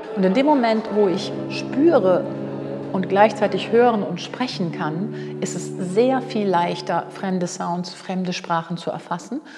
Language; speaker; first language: German; native; German